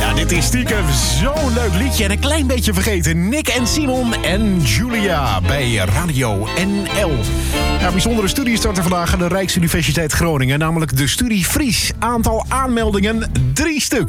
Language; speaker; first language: Dutch; native; Dutch